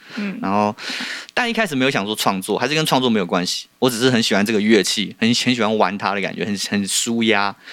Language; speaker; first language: Chinese; native; Chinese